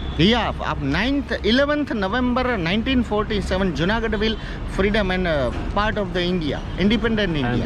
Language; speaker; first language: English; non-native, local second language; Gujarati